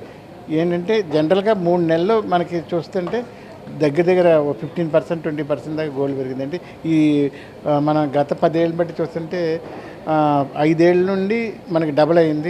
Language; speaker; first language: Telugu; native; Telugu